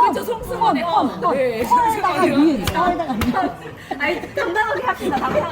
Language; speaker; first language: Korean; native; Korean